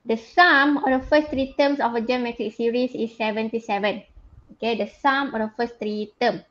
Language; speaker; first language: English; non-native, local second language; Malay